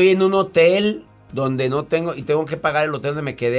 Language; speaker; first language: Spanish; native; Spanish